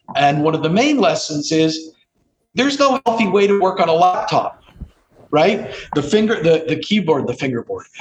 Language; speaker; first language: English; native; English